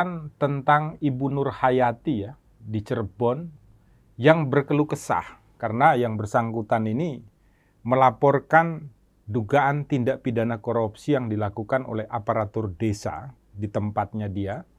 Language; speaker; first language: Indonesian; native; Indonesian